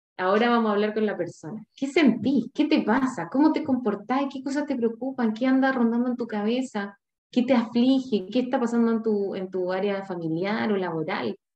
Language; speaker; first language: Spanish; native; Spanish